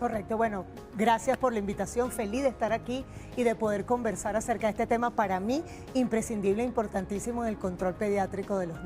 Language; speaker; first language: Spanish; native; Spanish